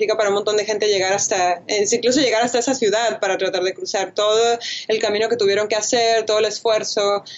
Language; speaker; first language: Spanish; native; Spanish